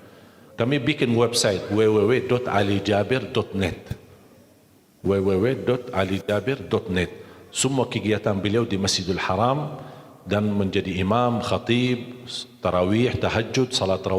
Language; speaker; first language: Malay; non-native, fluent; Arabic